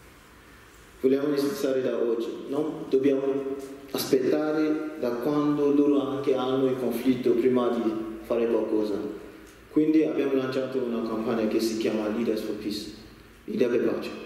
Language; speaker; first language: Italian; non-native, learner; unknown